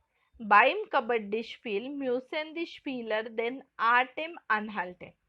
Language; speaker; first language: German; non-native, fluent; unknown